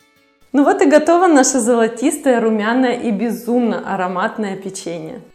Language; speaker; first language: Russian; native; Russian